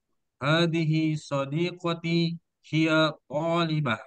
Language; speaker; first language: Arabic; non-native, learner; Indonesian